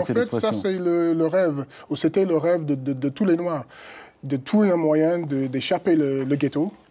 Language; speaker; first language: French; non-native, fluent; English